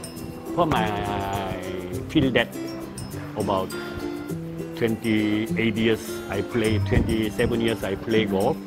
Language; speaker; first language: English; non-native, learner; Korean